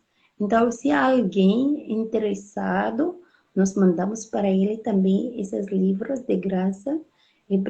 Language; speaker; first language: Portuguese; non-native, fluent; Arabic